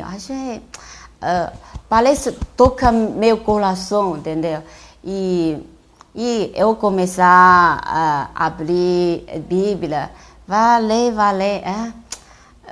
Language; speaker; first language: Portuguese; non-native, learner; Chinese